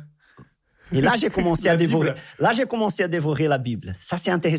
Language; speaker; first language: French; non-native, fluent; Portuguese